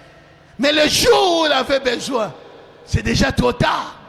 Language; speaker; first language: French; non-native, local second language; Lingala